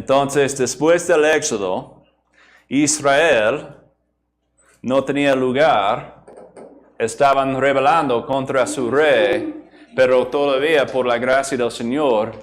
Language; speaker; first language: Spanish; non-native, fluent; English